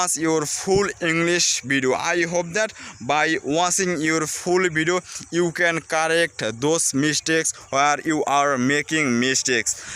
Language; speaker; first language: English; non-native, learner; Bangla